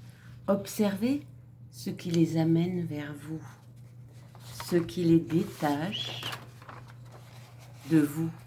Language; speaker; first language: French; native; French